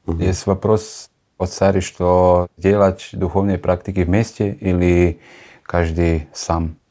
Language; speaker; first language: Russian; non-native, learner; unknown